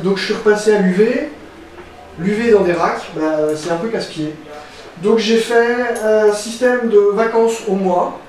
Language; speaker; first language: French; native; French